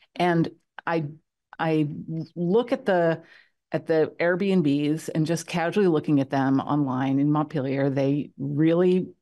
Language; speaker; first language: English; native; English